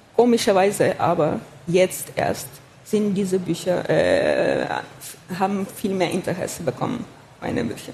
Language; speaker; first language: German; non-native, fluent; Ukrainian